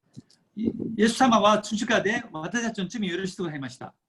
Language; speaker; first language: Japanese; non-native, fluent; Korean